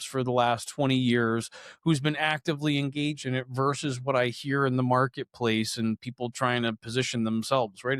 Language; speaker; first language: English; native; English